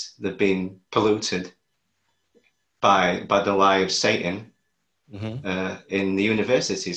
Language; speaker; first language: English; native; English